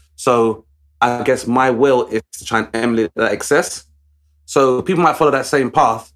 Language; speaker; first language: English; native; English